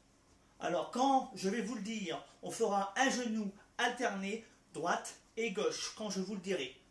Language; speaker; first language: French; native; French